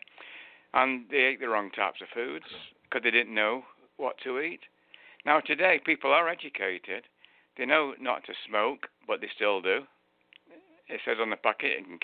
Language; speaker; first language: English; native; English